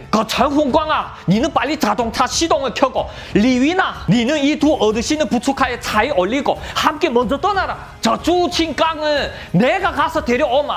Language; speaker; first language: Korean; native; Korean